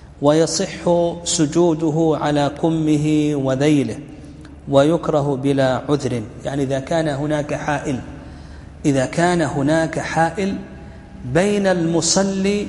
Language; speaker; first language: Arabic; native; Arabic